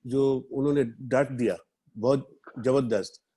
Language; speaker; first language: Hindi; non-native, local second language; Bangla